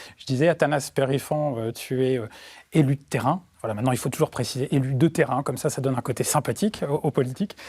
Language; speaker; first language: French; native; French